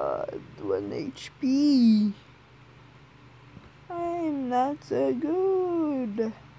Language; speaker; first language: English; non-native, local second language; Filipino